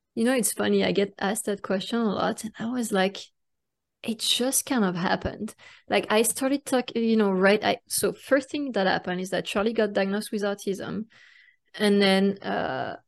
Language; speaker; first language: English; non-native, fluent; French